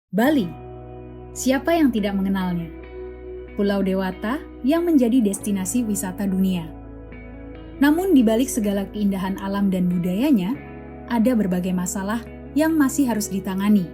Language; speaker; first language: Indonesian; native; Indonesian